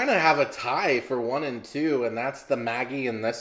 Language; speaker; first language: English; native; English